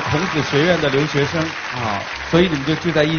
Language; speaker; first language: Chinese; native; Chinese